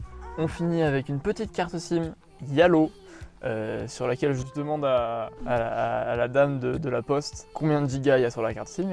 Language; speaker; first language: French; native; French